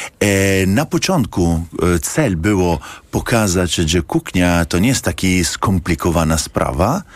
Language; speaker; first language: Polish; non-native, learner; Italian